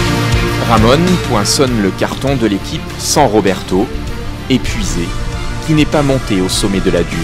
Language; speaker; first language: French; native; French